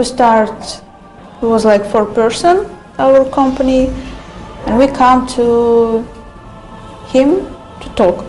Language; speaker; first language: English; non-native, learner; Russian